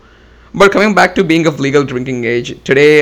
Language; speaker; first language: English; non-native, local second language; Hindi